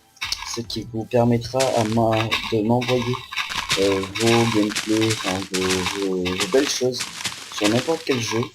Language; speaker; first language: French; native; French